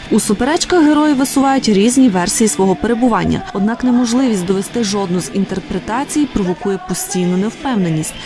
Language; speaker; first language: Ukrainian; native; Ukrainian